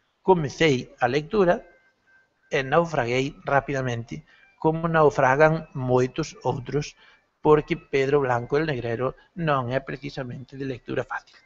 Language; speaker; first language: Galician; native; Galician